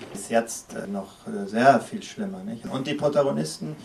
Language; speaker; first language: German; early bilingual, other home language; Spanish